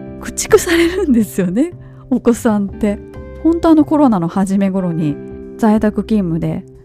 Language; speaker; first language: Japanese; native; Japanese